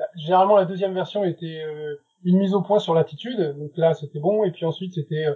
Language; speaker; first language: French; native; French